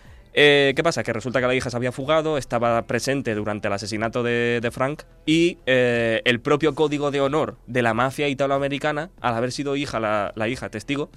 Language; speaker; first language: Spanish; native; Spanish